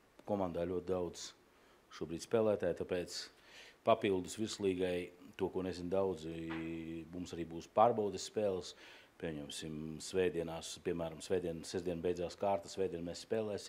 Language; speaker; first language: Latvian; native; Latvian